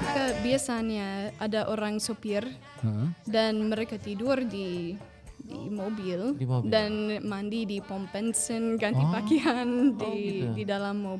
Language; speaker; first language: Indonesian; non-native, fluent; English